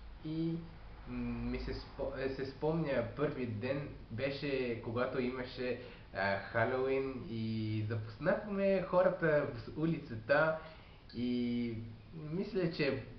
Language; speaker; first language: Bulgarian; non-native, learner; French